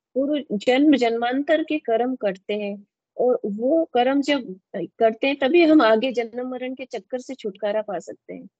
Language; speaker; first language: Hindi; native; Hindi